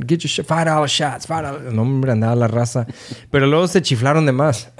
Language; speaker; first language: Spanish; early bilingual, heritage; Spanish